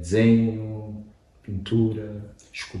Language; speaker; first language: Portuguese; non-native, local second language; Kabuverdianu